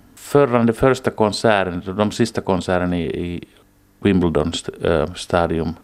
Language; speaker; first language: Swedish; non-native, local second language; Finnish